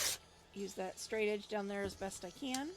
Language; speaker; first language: English; native; English